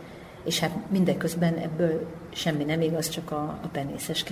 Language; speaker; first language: Hungarian; native; Hungarian